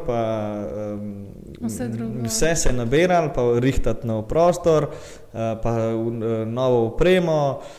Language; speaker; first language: Slovenian; early bilingual, other home language; Bosnian